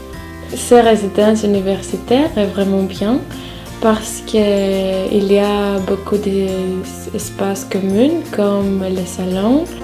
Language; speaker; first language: French; non-native, fluent; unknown